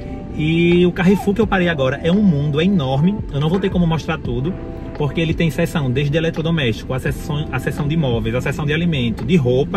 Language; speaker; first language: Portuguese; native; Portuguese